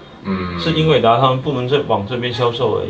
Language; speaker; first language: Chinese; native; Chinese